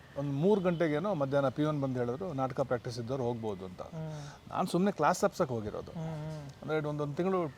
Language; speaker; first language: Kannada; non-native, local second language; Tulu